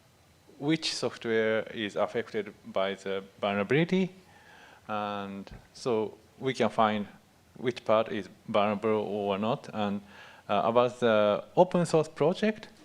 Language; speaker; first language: English; non-native, fluent; Japanese